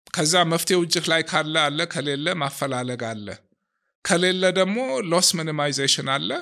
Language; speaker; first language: Amharic; native; Amharic